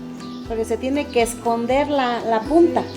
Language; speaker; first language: Spanish; native; Spanish